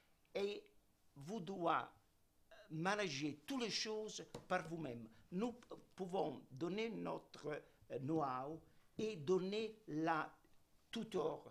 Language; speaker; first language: French; non-native, learner; Italian